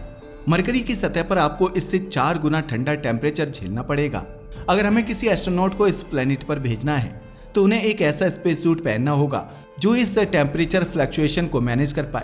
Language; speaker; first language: Hindi; native; Hindi